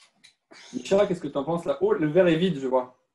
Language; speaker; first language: French; native; French